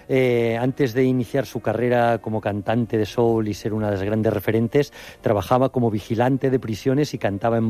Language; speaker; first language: Spanish; native; Spanish